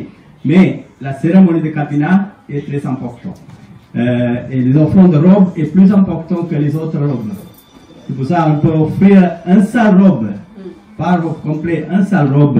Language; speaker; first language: French; non-native, fluent; Sinhala